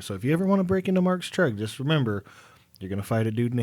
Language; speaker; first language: English; native; English